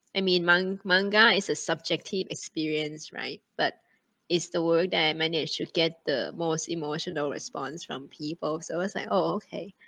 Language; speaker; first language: English; non-native, fluent; Thai